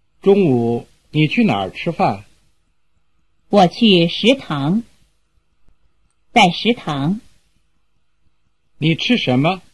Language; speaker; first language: Chinese; non-native, fluent; Vietnamese